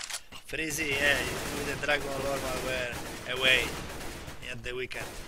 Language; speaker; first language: English; non-native, learner; Polish